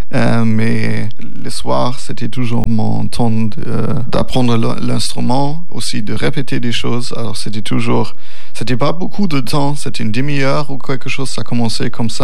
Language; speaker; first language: French; non-native, learner; German